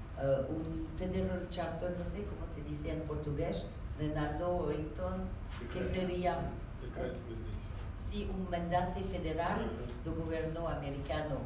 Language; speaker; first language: Spanish; non-native, learner; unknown